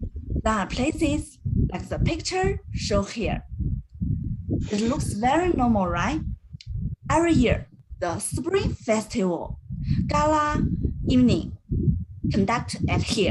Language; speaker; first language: English; non-native, learner; Chinese